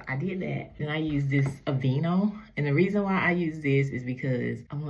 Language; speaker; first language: English; native; English